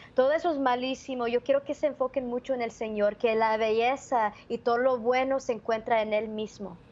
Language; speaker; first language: Spanish; early bilingual, heritage; Spanish